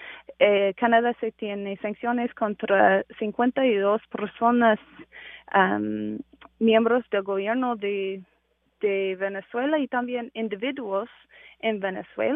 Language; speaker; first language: Spanish; non-native, fluent; English